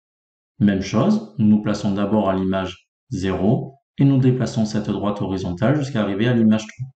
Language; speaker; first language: French; native; French